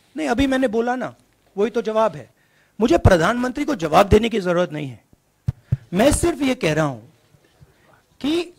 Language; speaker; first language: Hindi; native; Hindi